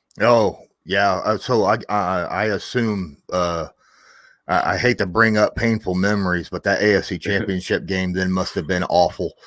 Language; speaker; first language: English; native; English